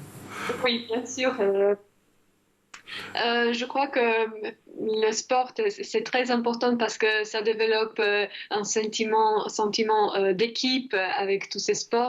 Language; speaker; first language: French; non-native, fluent; Croatian